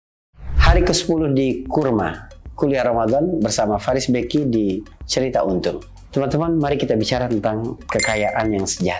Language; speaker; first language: Indonesian; native; Indonesian